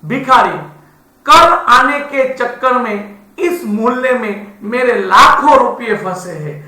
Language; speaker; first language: Hindi; non-native, local second language; Gujarati